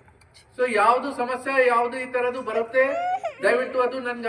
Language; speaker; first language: Kannada; non-native, fluent; Hindi